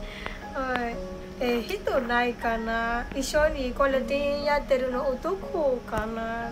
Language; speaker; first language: Japanese; non-native, learner; Burmese